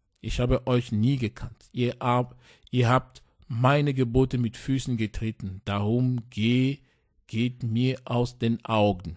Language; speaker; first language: German; non-native, fluent; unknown